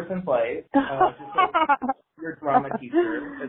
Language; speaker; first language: English; native; English